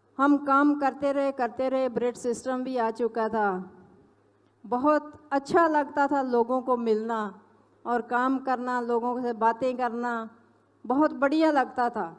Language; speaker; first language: Hindi; non-native, local second language; Punjabi